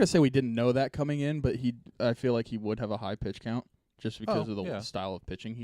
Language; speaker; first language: English; native; English